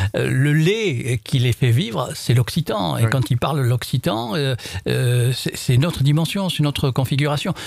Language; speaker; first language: French; non-native, local second language; Arabic